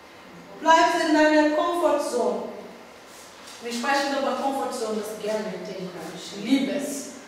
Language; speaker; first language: German; non-native, learner; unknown